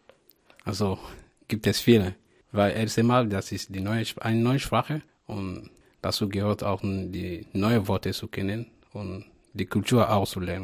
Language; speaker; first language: German; non-native, learner; French